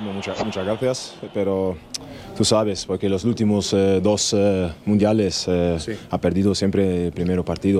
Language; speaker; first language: Spanish; non-native, learner; German